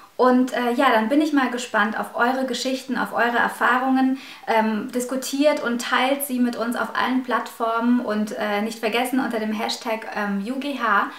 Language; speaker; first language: German; early bilingual, other home language; Russian